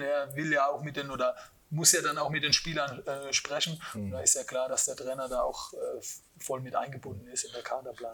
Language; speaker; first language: German; native; German